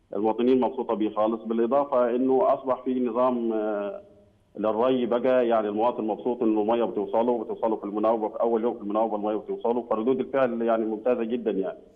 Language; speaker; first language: Egyptian Arabic; native; Egyptian Arabic